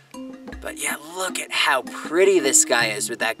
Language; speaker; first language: English; native; English